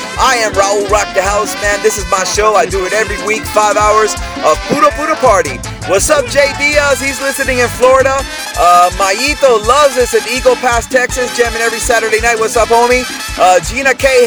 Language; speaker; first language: English; early bilingual, other home language; Spanish